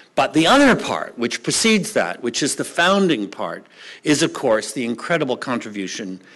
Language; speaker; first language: English; native; English